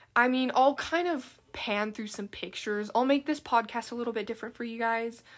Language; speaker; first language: English; native; English